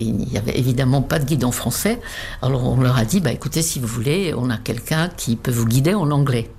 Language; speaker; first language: French; non-native, fluent; Czech